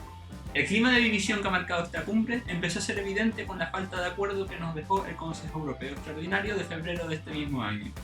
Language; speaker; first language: Spanish; native; Spanish